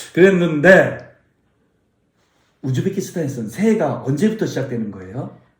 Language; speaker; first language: Korean; native; Korean